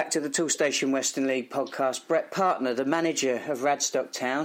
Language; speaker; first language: English; native; English